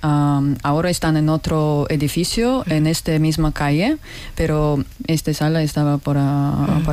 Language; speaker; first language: Spanish; non-native, learner; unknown